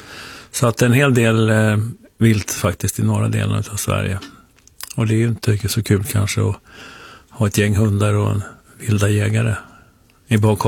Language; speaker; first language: Swedish; native; Swedish